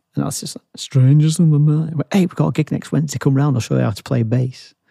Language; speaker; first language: English; native; English